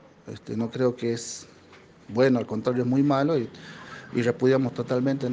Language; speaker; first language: Spanish; native; Spanish